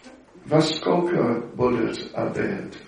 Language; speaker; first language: Russian; non-native, learner; English